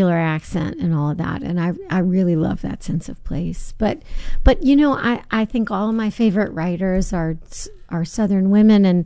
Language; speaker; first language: English; native; English